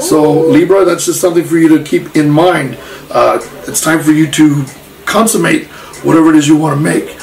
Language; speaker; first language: English; early bilingual, other home language; Spanish